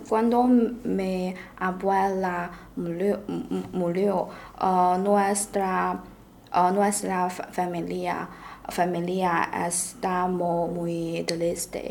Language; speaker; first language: Spanish; non-native, learner; Chinese